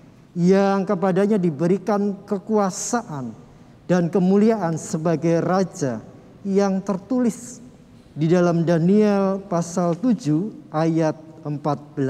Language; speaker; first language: Indonesian; native; Indonesian